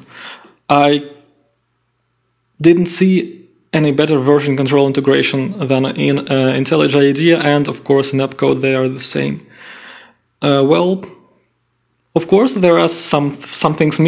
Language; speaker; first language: English; non-native, fluent; Russian